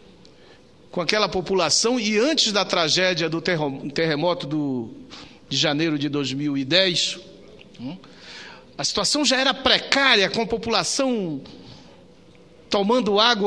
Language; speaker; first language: Portuguese; native; Portuguese